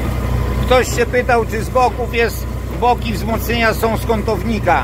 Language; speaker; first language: Polish; native; Polish